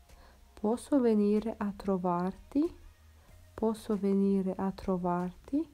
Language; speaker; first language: Italian; non-native, fluent; Romanian